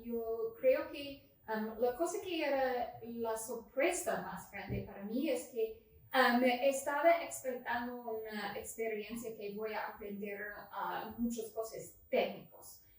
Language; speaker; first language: Spanish; non-native, learner; English